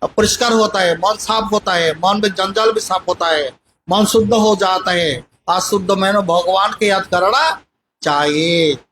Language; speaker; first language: Hindi; non-native, local second language; Bangla